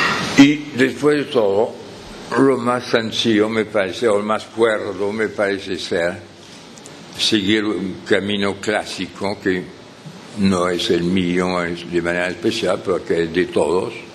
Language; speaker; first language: Spanish; non-native, fluent; French